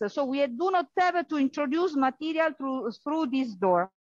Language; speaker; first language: English; non-native, fluent; Italian